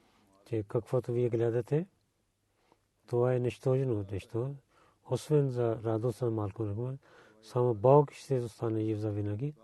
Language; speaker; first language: Bulgarian; non-native, learner; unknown